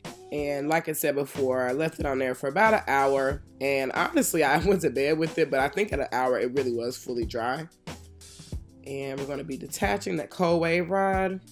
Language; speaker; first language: English; native; English